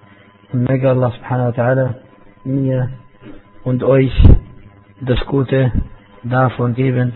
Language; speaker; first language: German; non-native, fluent; Arabic